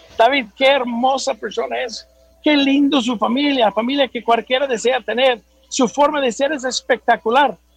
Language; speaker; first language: Spanish; non-native, fluent; English